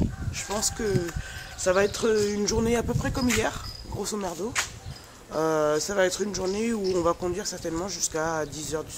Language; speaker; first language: French; native; French